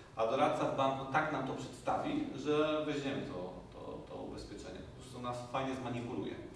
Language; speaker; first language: Polish; native; Polish